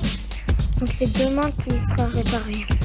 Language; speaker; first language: French; native; French